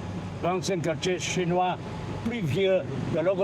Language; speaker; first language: French; non-native, learner; Thai